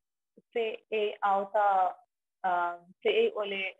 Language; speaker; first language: Finnish; non-native, learner; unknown